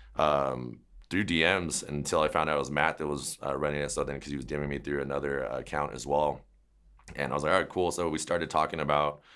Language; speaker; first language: English; native; English